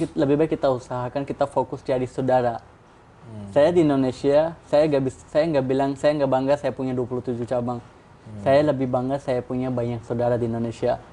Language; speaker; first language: Indonesian; non-native, fluent; Urdu